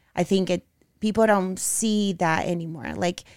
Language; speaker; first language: English; non-native, fluent; Portuguese